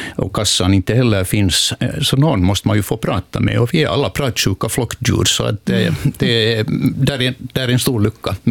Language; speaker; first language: Swedish; native; Swedish